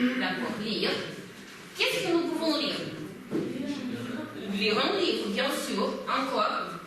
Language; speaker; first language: French; non-native, fluent; Russian